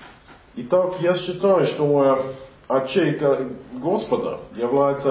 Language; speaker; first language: Russian; non-native, fluent; English